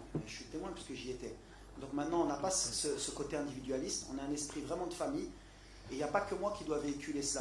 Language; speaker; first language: French; native; French